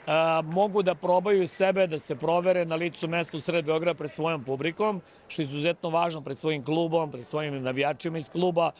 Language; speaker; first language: Serbian; native; Serbian